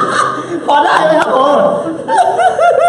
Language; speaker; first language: Thai; native; Thai